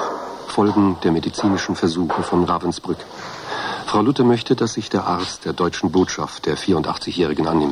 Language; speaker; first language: German; native; German